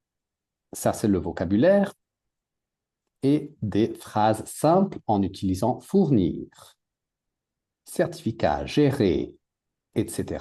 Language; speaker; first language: French; native; French